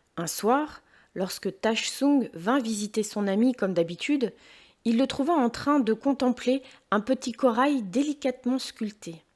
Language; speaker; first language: French; native; French